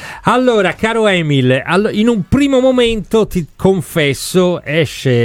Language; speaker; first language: Italian; native; Italian